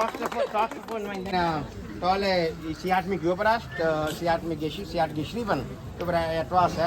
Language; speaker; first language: German; non-native, learner; Telugu